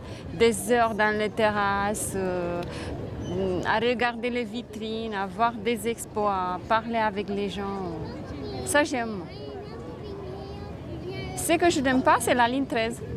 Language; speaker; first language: French; non-native, fluent; Romanian